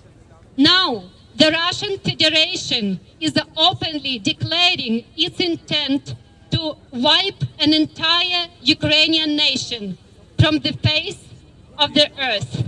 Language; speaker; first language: English; non-native, fluent; Ukrainian